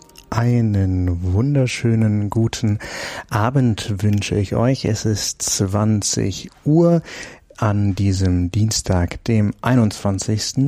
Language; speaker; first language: German; native; German